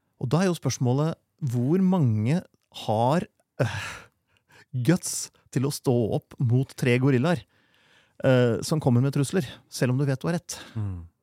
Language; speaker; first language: Norwegian; native; Norwegian